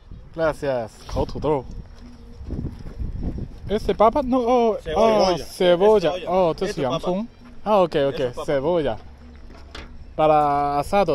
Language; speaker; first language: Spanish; non-native, learner; Chinese